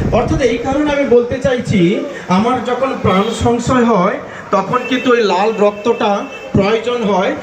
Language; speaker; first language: Bangla; native; Bangla